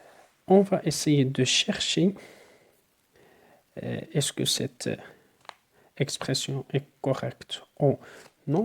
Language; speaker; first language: French; non-native, local second language; Arabic